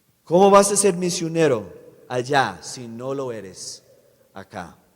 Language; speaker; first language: Spanish; non-native, fluent; English